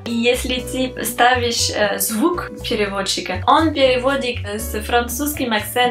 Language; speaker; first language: Russian; non-native, fluent; French